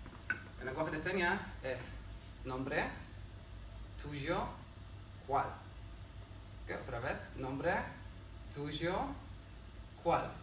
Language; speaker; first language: Spanish; non-native, learner; Hebrew